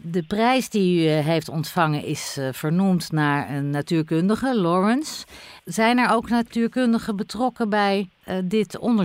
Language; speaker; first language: Dutch; native; Dutch